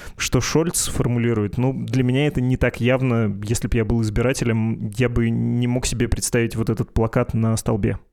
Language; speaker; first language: Russian; native; Russian